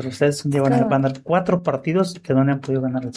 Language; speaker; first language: Spanish; native; Spanish